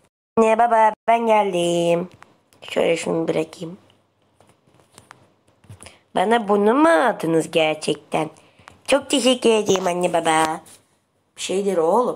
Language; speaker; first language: Turkish; native; Turkish